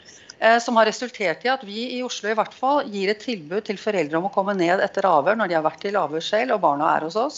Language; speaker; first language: Norwegian; native; Norwegian